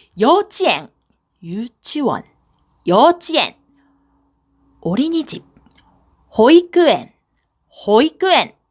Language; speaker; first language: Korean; non-native, fluent; Japanese